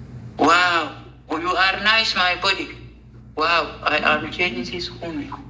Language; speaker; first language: English; non-native, learner; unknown